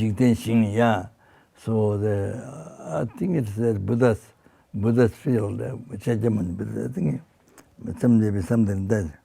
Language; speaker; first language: English; non-native, fluent; Sherpa